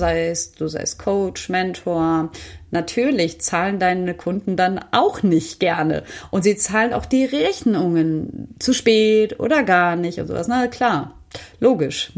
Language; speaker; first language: German; native; German